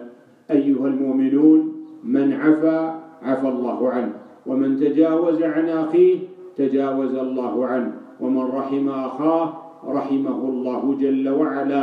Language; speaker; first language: Arabic; native; Arabic